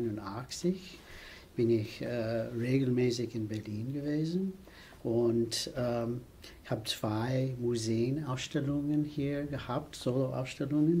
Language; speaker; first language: German; non-native, fluent; English